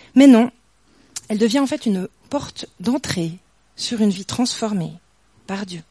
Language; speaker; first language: French; native; French